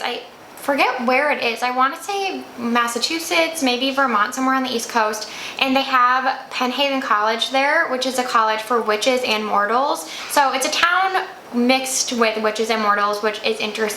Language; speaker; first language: English; native; English